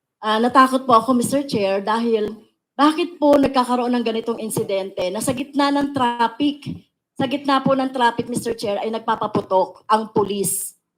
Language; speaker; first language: Filipino; native; Filipino